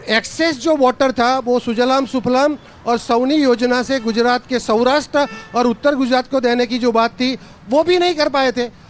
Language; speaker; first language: Hindi; non-native, local second language; Gujarati